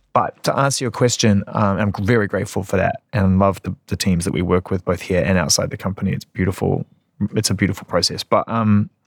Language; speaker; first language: English; native; English